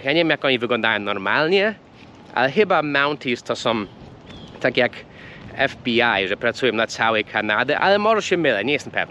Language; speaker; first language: Polish; non-native, fluent; English